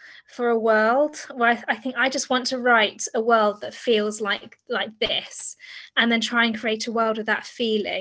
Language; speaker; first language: English; native; English